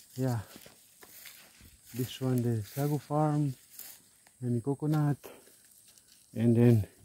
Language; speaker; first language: English; non-native, learner; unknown